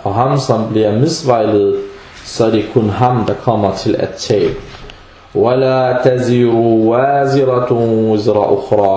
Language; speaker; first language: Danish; non-native, fluent; Arabic